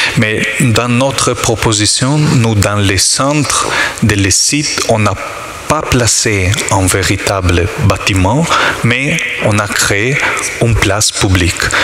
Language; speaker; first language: French; non-native, learner; Italian